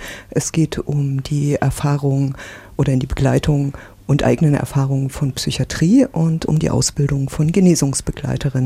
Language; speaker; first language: German; native; German